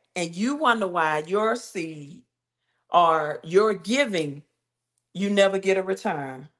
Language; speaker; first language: English; native; English